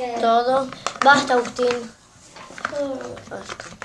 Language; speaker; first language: Spanish; native; Spanish